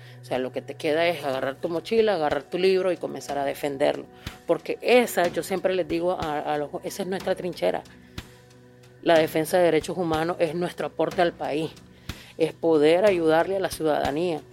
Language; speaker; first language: Spanish; native; Spanish